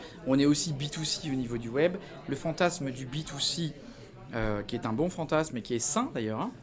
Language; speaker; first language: French; native; French